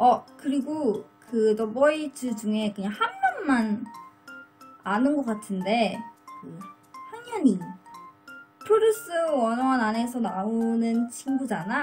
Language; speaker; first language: Korean; non-native, learner; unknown